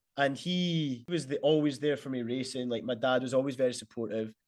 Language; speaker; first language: English; native; English